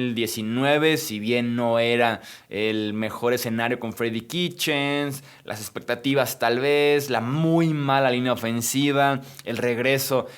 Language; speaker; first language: Spanish; native; Spanish